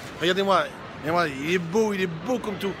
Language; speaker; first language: French; native; French